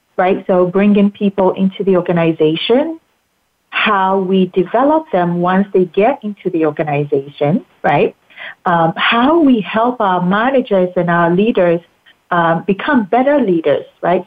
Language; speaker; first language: English; non-native, local second language; Akan